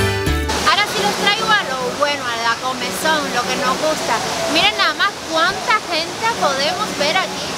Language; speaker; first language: Spanish; native; Spanish